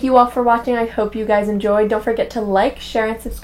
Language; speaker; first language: English; native; English